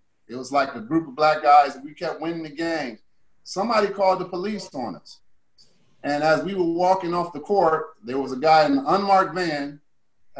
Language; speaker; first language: English; native; English